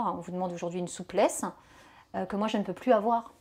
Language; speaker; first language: French; native; French